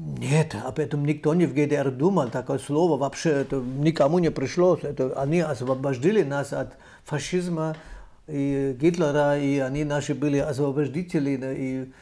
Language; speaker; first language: Russian; non-native, fluent; German